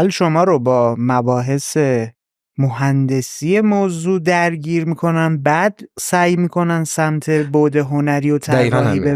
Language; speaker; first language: Persian; native; Persian